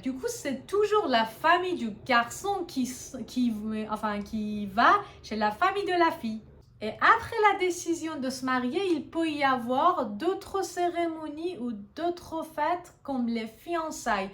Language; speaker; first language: French; non-native, fluent; Persian